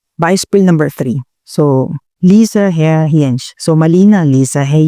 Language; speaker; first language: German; non-native, learner; Filipino